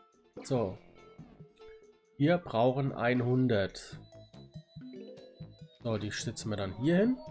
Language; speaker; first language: German; native; German